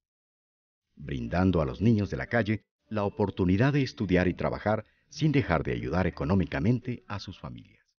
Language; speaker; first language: Spanish; native; Spanish